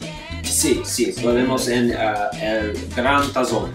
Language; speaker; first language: Spanish; non-native, learner; English